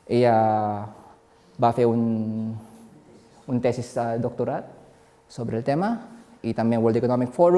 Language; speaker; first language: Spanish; non-native, fluent; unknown